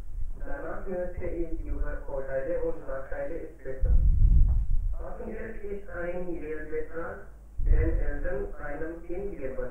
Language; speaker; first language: German; non-native, learner; Hindi